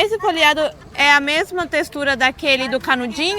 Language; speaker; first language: Portuguese; non-native, fluent; Spanish